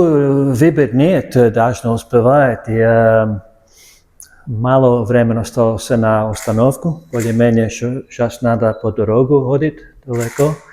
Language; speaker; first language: Russian; non-native, learner; Serbian